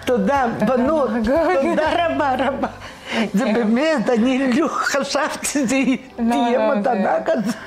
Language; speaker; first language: Hebrew; non-native, learner; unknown